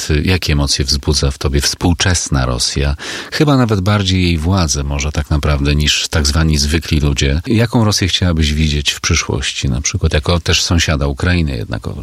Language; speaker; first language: Polish; native; Polish